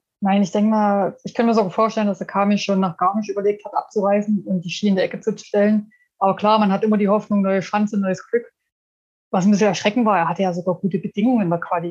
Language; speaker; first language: German; native; German